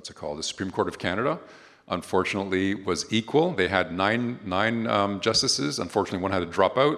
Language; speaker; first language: English; native; English